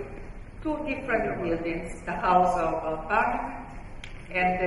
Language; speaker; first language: English; non-native, fluent; Italian